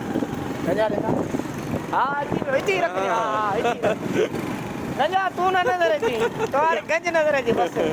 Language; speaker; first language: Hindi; non-native, local second language; Sindhi